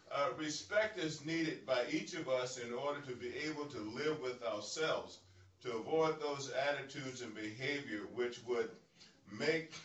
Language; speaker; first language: English; native; English